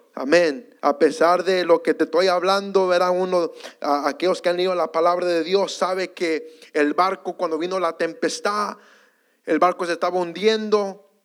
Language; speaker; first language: Spanish; early bilingual, heritage; Spanish